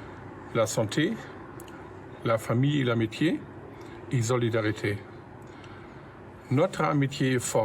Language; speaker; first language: French; non-native, fluent; German